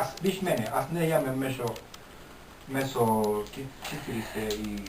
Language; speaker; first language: Bulgarian; non-native, learner; Finnish